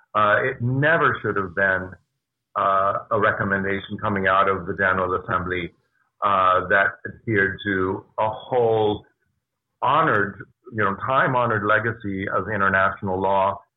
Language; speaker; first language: English; native; English